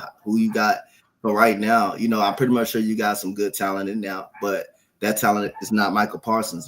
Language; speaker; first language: English; native; English